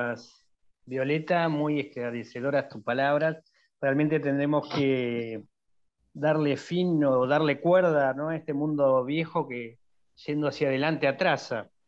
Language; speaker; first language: Spanish; native; Spanish